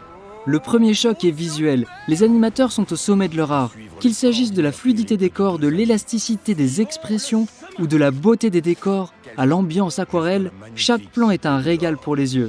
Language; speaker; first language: French; native; French